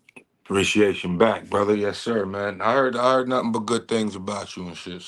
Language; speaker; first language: English; native; English